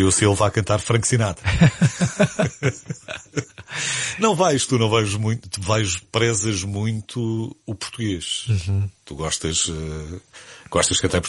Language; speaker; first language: Portuguese; native; Portuguese